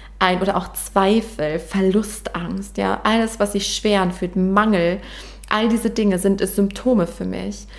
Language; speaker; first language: German; native; German